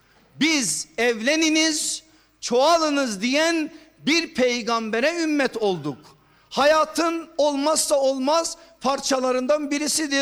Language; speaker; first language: Turkish; native; Turkish